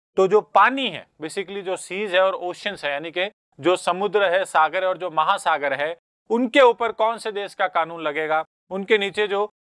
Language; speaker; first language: Hindi; native; Hindi